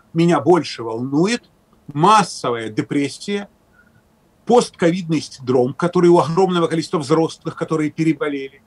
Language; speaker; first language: Russian; native; Russian